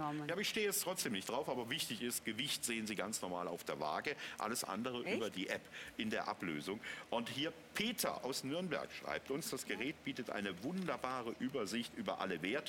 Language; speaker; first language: German; native; German